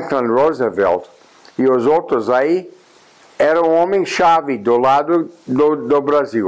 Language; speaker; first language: Portuguese; non-native, fluent; English